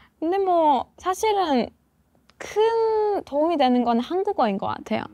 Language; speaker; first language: Korean; non-native, fluent; Persian